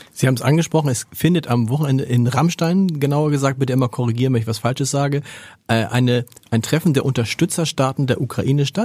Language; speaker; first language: German; native; German